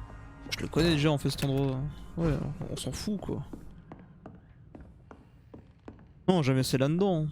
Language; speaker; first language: French; native; French